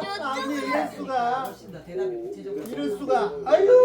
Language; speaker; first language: Korean; native; Korean